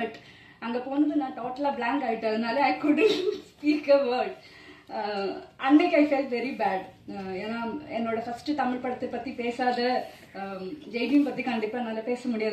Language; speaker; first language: Tamil; non-native, fluent; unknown